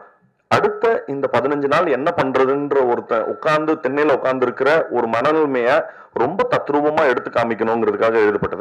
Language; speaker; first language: Tamil; native; Tamil